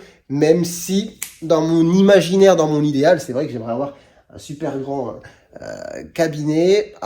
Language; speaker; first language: French; native; French